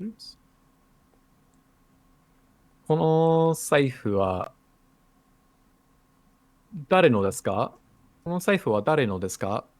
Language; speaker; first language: Japanese; non-native, learner; English